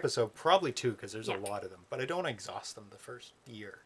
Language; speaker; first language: English; native; English